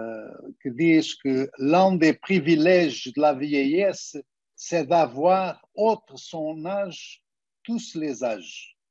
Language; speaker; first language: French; non-native, fluent; Portuguese